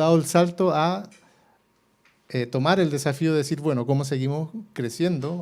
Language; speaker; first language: Spanish; native; Spanish